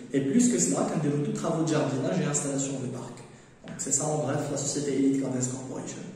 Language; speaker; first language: French; non-native, local second language; Arabic